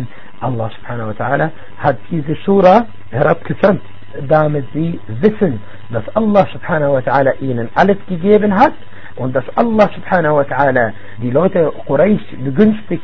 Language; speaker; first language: German; non-native, fluent; Arabic